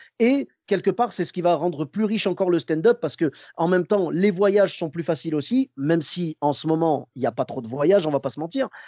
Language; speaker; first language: French; early bilingual, other home language; Arabic